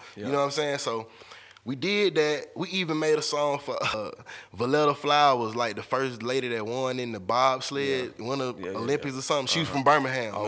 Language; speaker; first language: English; native; English